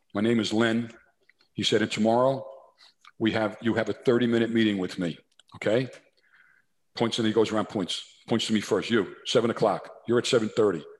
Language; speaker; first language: English; native; English